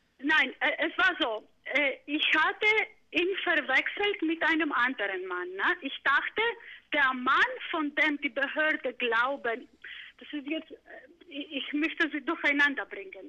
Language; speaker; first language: German; non-native, fluent; Greek